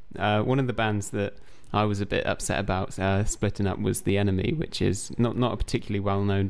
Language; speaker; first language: English; native; English